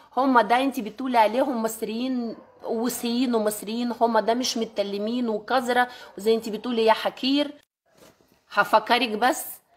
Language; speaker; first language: Arabic; non-native, learner; Russian